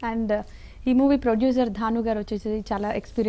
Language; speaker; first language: Telugu; native; Telugu